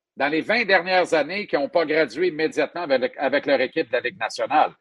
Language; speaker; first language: French; native; French